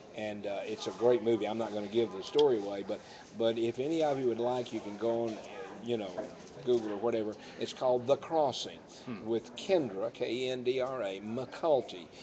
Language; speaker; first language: English; native; English